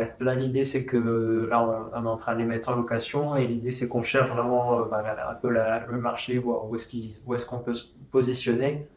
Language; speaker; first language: French; native; French